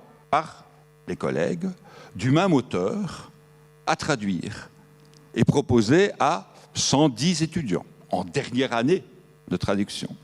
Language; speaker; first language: French; native; French